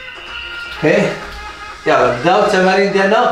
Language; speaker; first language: Arabic; native; Arabic